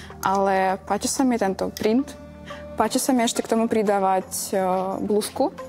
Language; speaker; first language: Slovak; non-native, learner; Russian